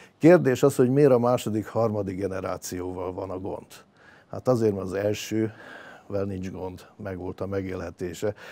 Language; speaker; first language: Hungarian; native; Hungarian